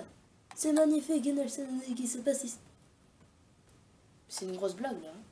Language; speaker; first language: French; native; French